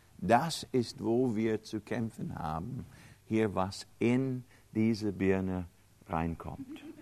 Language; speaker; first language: German; non-native, fluent; English